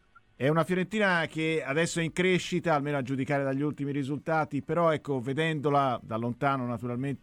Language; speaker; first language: Italian; native; Italian